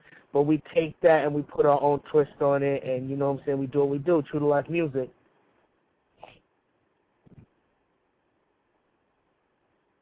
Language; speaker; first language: English; native; English